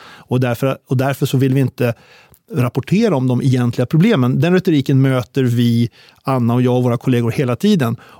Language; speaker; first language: Swedish; native; Swedish